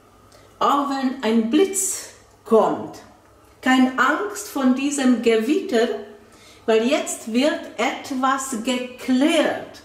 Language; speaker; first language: German; non-native, fluent; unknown